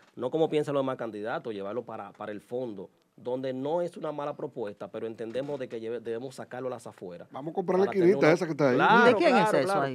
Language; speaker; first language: Spanish; native; Spanish